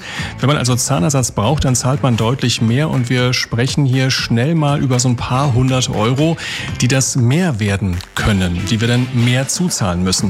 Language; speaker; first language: German; native; German